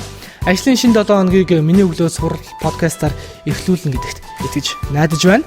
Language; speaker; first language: Mongolian; native; Mongolian